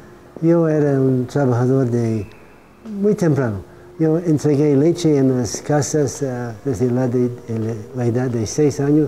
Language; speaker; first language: Spanish; non-native, fluent; English